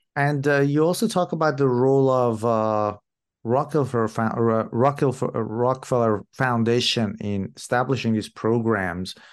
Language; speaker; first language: English; non-native, fluent; Persian